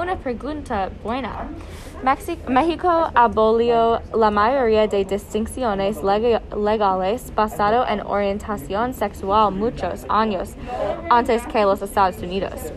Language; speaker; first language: Spanish; non-native, learner; English